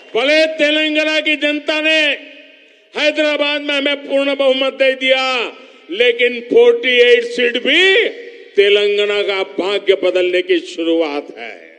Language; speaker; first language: Hindi; native; Hindi